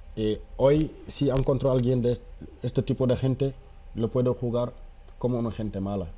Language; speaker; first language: Spanish; non-native, fluent; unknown